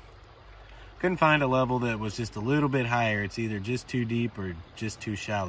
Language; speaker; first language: English; native; English